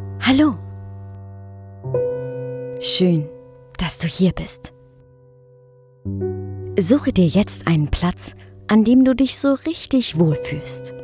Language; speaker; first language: German; native; German